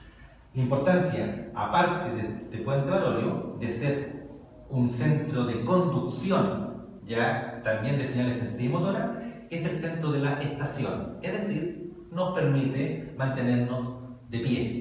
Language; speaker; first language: Spanish; native; Spanish